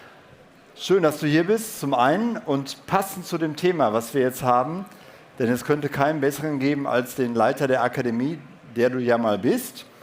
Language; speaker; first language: German; native; German